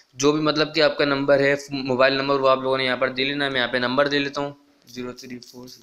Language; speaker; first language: Urdu; non-native, local second language; Punjabi